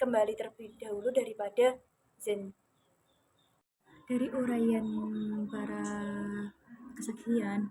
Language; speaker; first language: Indonesian; native; Indonesian